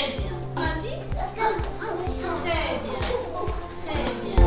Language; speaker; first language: French; non-native, local second language; Arabic